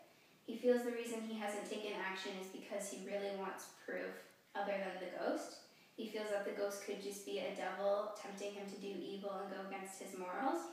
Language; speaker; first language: English; native; English